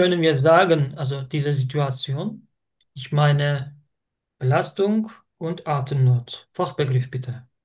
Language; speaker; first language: German; non-native, learner; Turkish